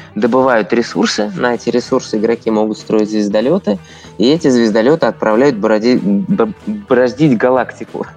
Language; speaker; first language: Russian; native; Russian